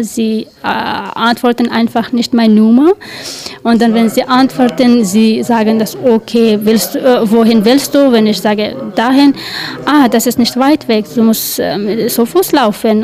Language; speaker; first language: German; non-native, learner; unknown